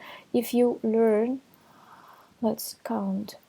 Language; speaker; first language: English; non-native, fluent; Russian